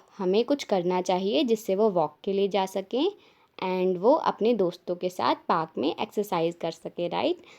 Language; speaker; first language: Hindi; native; Hindi